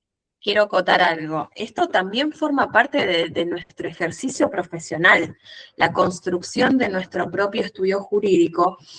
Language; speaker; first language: Spanish; native; Spanish